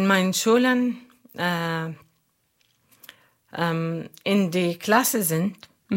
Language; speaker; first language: German; non-native, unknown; Arabic